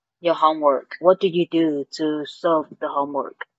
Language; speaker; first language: English; non-native, learner; Vietnamese